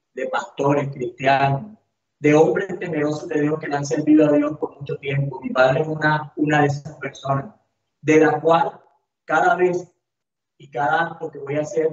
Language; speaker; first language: Spanish; native; Spanish